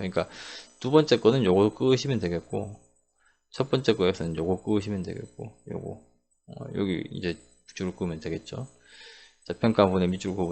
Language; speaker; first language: Korean; native; Korean